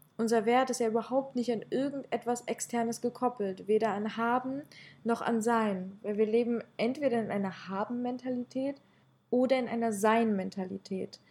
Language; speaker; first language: German; early bilingual, other home language; Russian